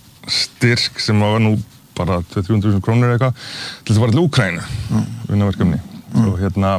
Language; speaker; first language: Icelandic; native; Icelandic